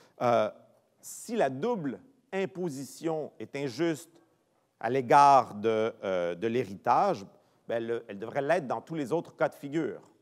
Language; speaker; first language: French; native; French